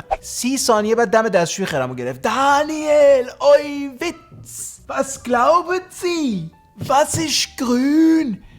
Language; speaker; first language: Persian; early bilingual, heritage; Persian